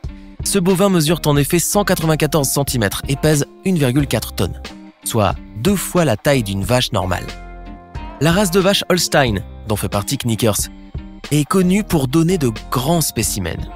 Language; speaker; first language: French; native; French